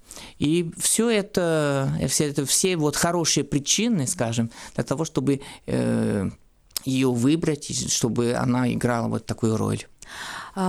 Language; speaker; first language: Russian; non-native, fluent; French